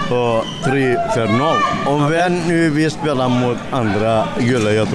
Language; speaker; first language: Swedish; non-native, learner; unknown